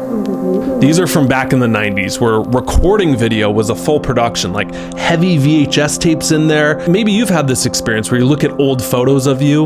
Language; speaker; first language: English; native; English